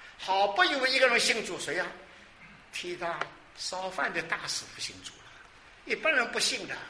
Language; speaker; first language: Chinese; non-native, local second language; Wu Chinese